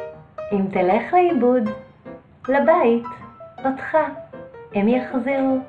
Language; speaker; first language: Hebrew; native; Hebrew